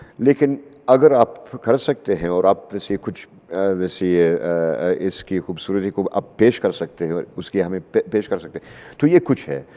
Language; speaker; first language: Urdu; non-native, fluent; English